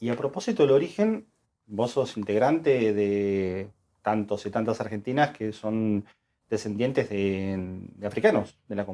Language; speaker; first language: Spanish; native; Spanish